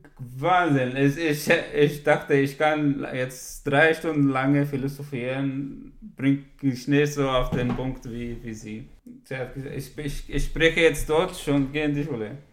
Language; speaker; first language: German; non-native, fluent; Arabic